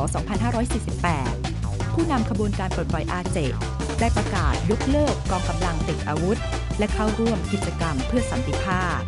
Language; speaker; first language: Thai; native; Thai